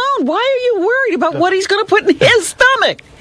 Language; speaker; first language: English; native; English